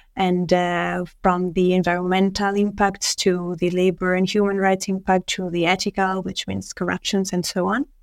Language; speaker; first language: English; non-native, fluent; Italian